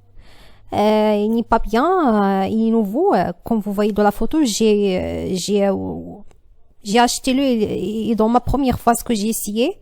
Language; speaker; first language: French; non-native, learner; Arabic